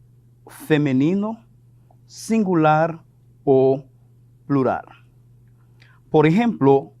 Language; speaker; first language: Spanish; non-native, fluent; French